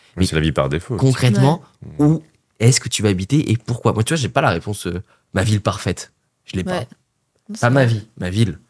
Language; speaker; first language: French; native; French